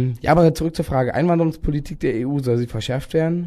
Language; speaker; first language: German; native; German